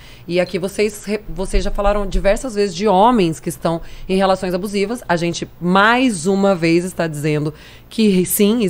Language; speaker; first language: Portuguese; native; Portuguese